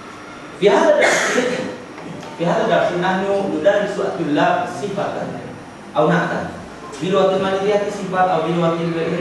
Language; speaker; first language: Arabic; non-native, learner; Malay